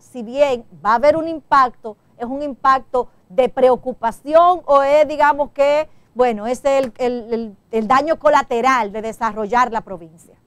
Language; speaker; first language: Spanish; native; Spanish